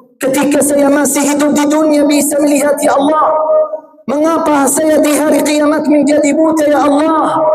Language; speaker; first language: Malay; non-native, fluent; Arabic